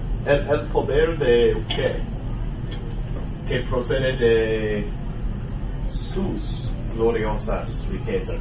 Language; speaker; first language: Spanish; non-native, learner; English